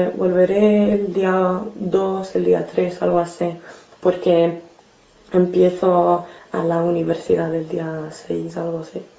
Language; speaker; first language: Spanish; non-native, fluent; English